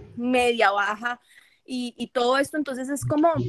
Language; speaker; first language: Spanish; native; Spanish